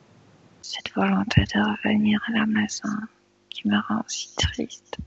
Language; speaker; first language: French; non-native, fluent; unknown